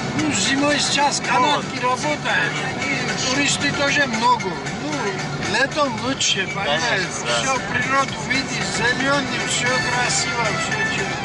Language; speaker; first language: Russian; non-native, learner; Svan